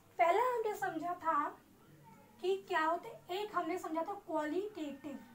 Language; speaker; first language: Hindi; native; Hindi